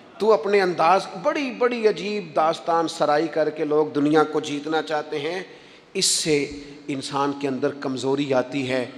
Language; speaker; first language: Urdu; non-native, local second language; Punjabi